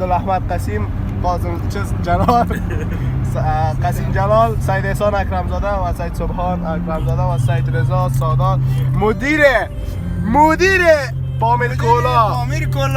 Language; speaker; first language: Persian; native; Persian